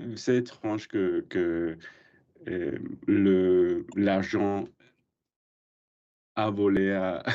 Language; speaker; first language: French; non-native, learner; English